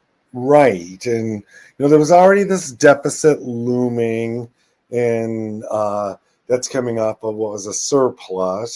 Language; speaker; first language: English; native; English